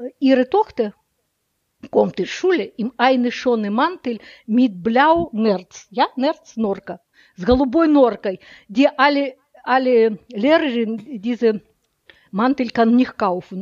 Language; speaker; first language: German; non-native, learner; Russian